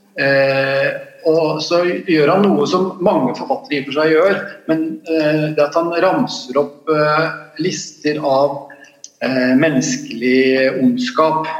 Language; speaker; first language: Norwegian; native; Norwegian